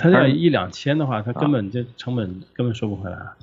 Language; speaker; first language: Chinese; native; Chinese